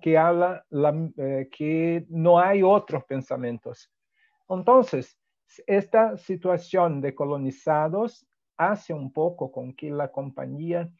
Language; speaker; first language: Spanish; non-native, fluent; Portuguese